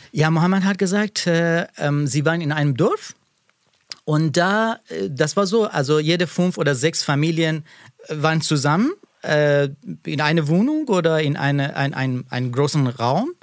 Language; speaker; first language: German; non-native, learner; Persian